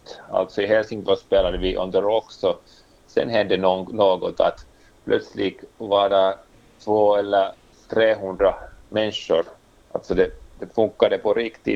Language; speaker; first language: Swedish; non-native, local second language; Finnish